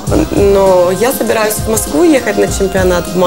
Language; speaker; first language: Russian; native; Russian